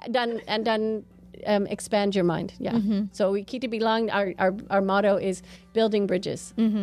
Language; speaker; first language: English; native; English